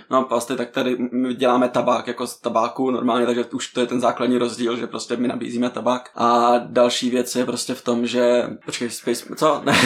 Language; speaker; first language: Czech; native; Czech